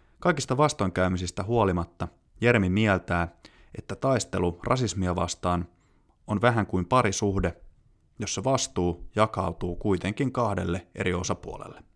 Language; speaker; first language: Finnish; native; Finnish